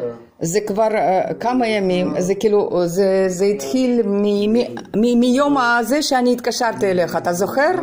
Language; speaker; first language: Hebrew; non-native, fluent; Russian